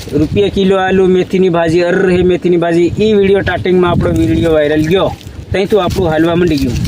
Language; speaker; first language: Gujarati; non-native, local second language; Bhili